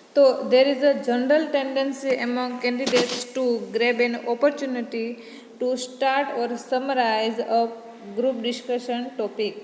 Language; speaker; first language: English; non-native, local second language; Gujarati